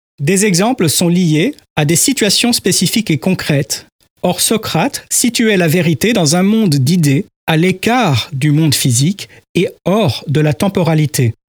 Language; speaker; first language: French; native; French